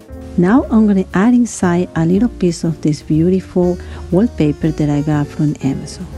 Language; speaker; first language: English; non-native, fluent; Spanish